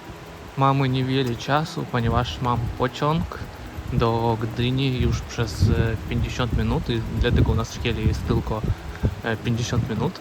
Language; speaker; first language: Polish; non-native, learner; Russian